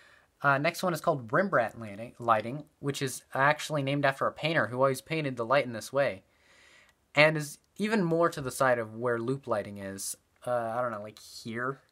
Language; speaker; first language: English; native; English